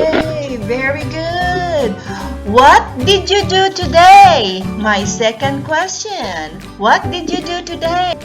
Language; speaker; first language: English; non-native, learner; Thai